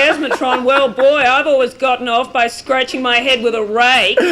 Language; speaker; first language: English; native; English